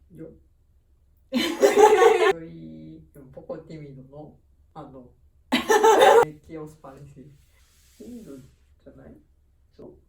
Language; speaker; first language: Spanish; non-native, fluent; Japanese